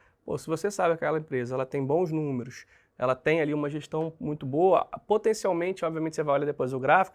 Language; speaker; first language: Portuguese; native; Portuguese